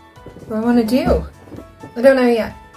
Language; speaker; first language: English; native; English